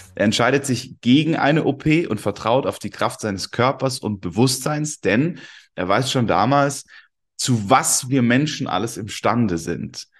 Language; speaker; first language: German; native; German